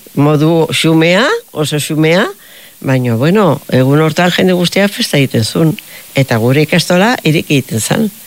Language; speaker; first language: Basque; native; Basque